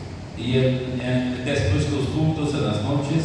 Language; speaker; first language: Spanish; non-native, fluent; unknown